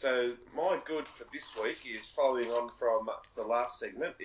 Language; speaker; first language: English; native; English